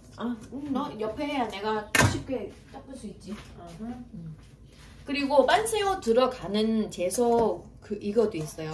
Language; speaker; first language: Korean; non-native, fluent; Vietnamese